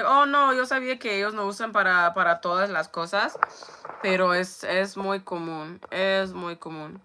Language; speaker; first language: Spanish; non-native, learner; English